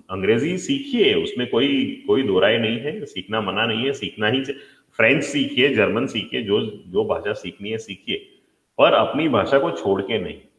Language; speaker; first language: Hindi; non-native, local second language; Gujarati